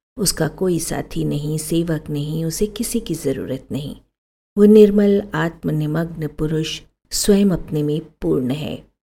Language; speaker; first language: Hindi; native; Hindi